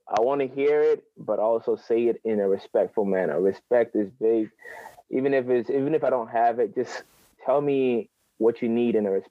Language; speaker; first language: English; non-native, local second language; Akan